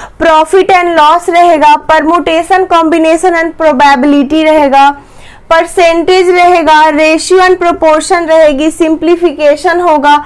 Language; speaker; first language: Hindi; native; Hindi